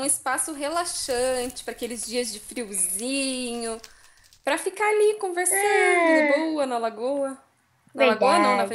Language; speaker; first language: Portuguese; native; Portuguese